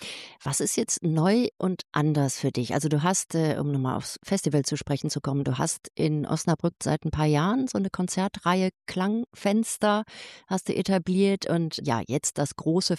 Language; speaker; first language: German; native; German